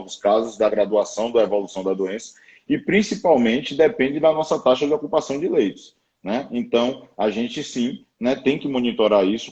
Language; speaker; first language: Portuguese; native; Portuguese